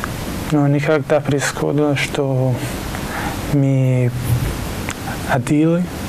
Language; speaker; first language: Russian; non-native, learner; Italian